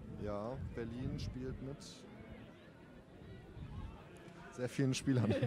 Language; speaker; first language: German; native; German